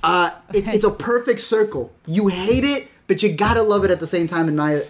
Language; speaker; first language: English; native; English